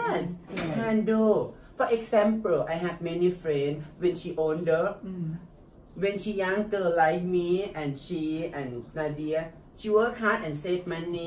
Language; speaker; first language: English; non-native, learner; Thai